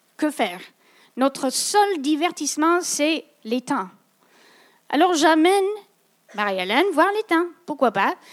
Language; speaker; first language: French; non-native, local second language; English